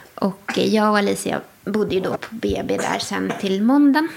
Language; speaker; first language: Swedish; native; Swedish